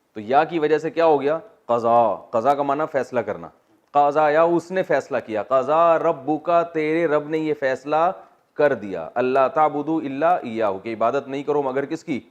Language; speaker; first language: Urdu; native; Urdu